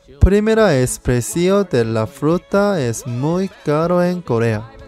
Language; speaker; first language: Spanish; non-native, learner; Korean